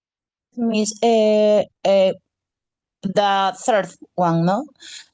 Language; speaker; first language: English; non-native, learner; Spanish